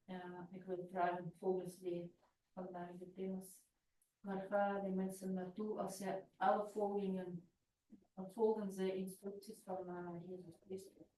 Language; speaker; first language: Dutch; non-native, learner; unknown